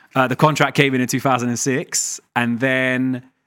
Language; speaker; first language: English; native; English